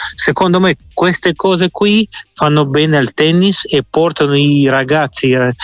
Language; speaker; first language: Italian; non-native, fluent; Russian